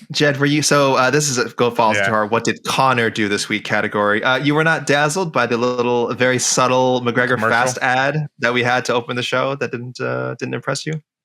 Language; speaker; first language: English; native; English